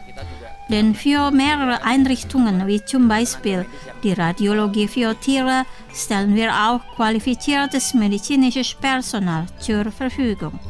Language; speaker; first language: German; non-native, fluent; Indonesian